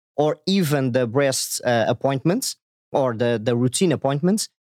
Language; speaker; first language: English; non-native, fluent; Portuguese